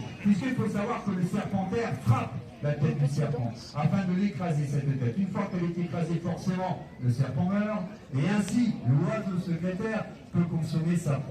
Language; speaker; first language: French; native; French